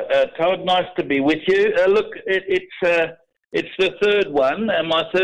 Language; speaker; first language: English; native; English